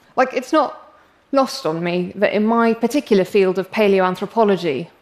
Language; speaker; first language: English; native; English